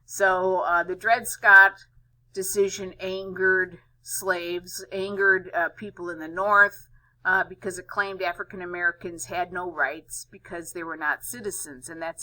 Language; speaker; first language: English; native; English